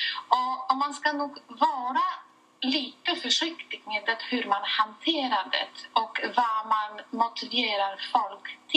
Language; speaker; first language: Swedish; non-native, fluent; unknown